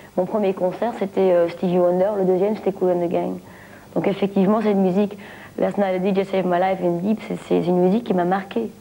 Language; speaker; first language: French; non-native, local second language; Dutch